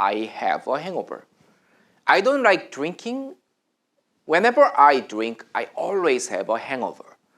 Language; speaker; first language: English; non-native, fluent; Korean